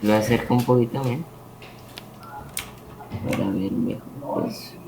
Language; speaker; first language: Spanish; native; Spanish